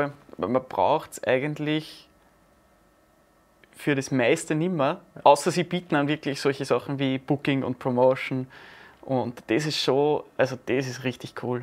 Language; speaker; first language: German; native; German